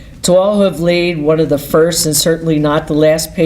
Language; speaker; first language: English; native; English